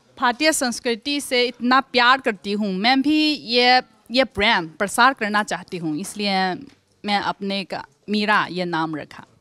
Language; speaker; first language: Hindi; non-native, fluent; Chinese